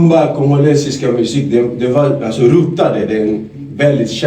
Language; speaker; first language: Swedish; non-native, fluent; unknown